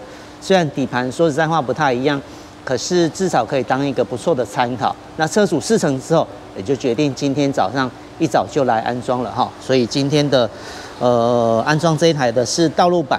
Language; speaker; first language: Chinese; native; Chinese